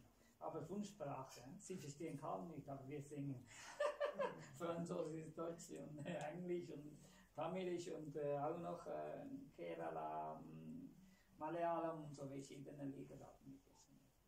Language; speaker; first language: German; non-native, learner; Tamil